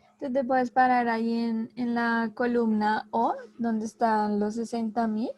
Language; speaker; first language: Spanish; native; Spanish